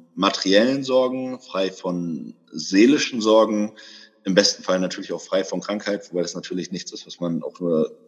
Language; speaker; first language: German; native; German